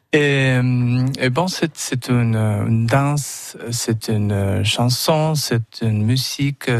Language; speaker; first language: French; non-native, learner; Spanish